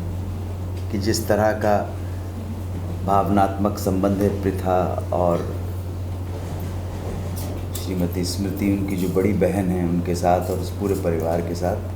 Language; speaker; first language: Hindi; native; Hindi